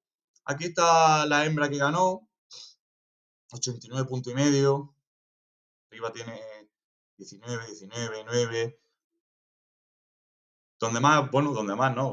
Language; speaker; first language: Spanish; native; Spanish